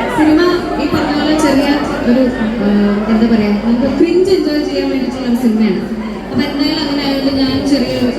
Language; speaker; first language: Malayalam; native; Malayalam